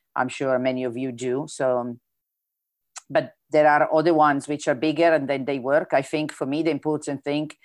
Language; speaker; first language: English; non-native, fluent; Italian